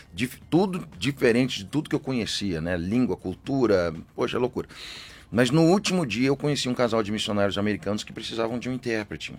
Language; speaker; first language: Portuguese; early bilingual, other home language; English